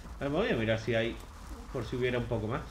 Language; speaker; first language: Spanish; native; Spanish